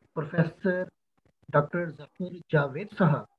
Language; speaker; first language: English; non-native, local second language; Urdu